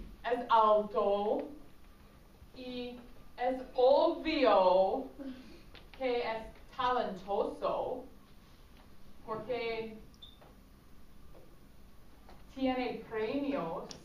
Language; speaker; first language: Spanish; non-native, fluent; English